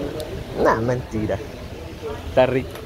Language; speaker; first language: Spanish; native; Spanish